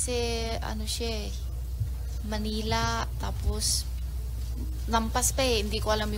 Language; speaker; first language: Filipino; non-native, learner; Chinese